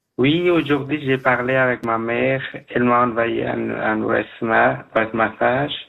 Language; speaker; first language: French; non-native, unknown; Persian